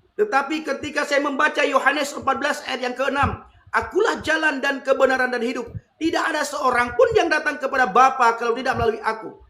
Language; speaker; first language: Indonesian; non-native, local second language; Achinese